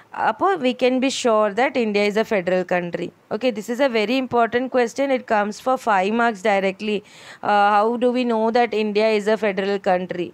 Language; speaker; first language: English; non-native, local second language; Malayalam